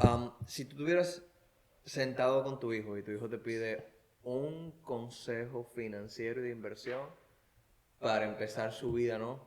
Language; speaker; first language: Spanish; native; Spanish